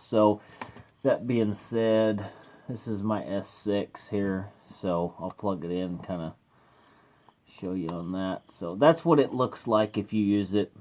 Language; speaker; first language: English; native; English